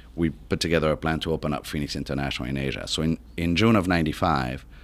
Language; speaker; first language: English; non-native, fluent; French